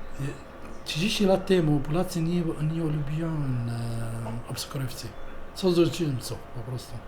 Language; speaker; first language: Polish; non-native, learner; Arabic